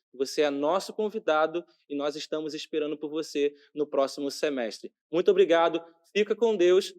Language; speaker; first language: Portuguese; native; Portuguese